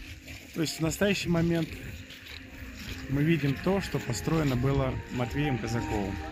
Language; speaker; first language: Russian; native; Russian